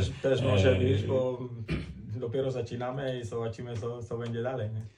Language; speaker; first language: Polish; non-native, learner; Spanish